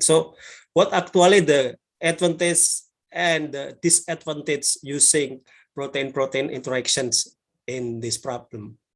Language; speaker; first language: English; non-native, learner; Indonesian